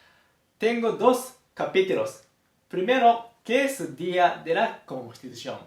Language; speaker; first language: Spanish; non-native, fluent; Japanese